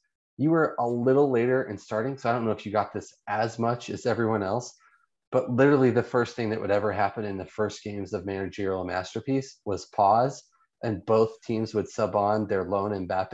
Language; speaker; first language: English; native; English